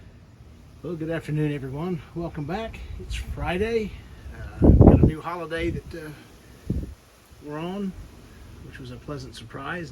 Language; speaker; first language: English; native; English